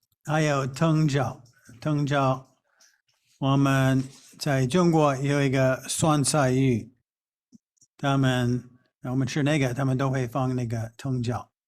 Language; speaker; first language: Chinese; non-native, fluent; English